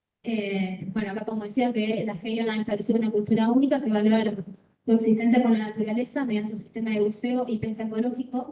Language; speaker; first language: Spanish; native; Spanish